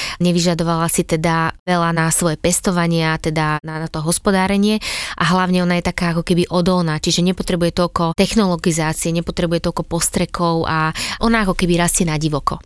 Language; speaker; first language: Slovak; native; Slovak